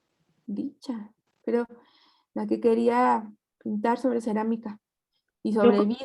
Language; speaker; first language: Spanish; native; Spanish